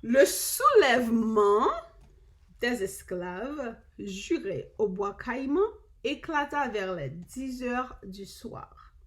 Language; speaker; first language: French; non-native, learner; English